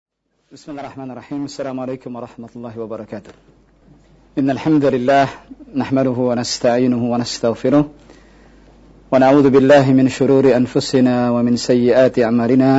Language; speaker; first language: Arabic; non-native, fluent; Indonesian